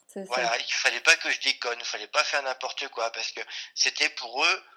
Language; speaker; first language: French; native; French